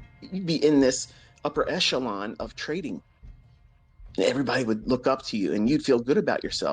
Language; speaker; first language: English; native; English